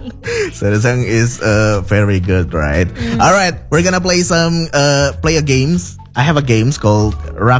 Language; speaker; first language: English; non-native, local second language; Indonesian